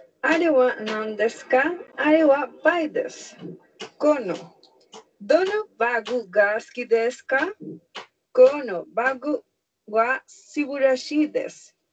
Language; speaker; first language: Japanese; non-native, learner; Spanish